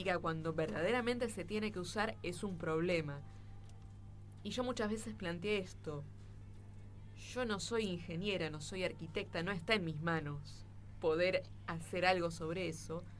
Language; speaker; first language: Spanish; native; Spanish